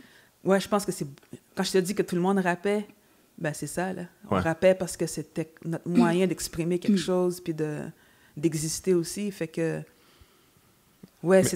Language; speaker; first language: French; native; French